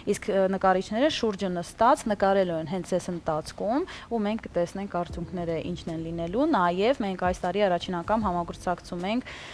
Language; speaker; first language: Armenian; early bilingual, heritage; Armenian